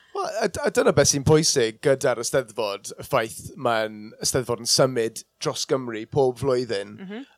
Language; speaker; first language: Welsh; non-native, local second language; English